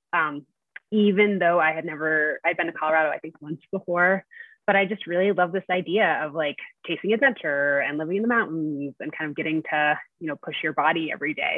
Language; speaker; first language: English; native; English